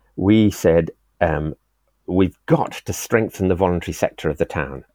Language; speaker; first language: English; native; English